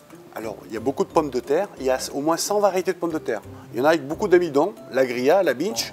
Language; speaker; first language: French; native; French